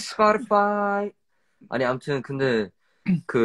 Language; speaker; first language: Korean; early bilingual, heritage; English